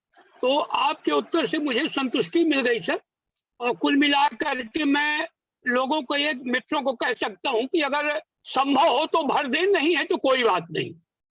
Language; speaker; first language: Hindi; native; Hindi